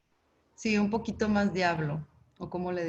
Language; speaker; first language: Spanish; native; Spanish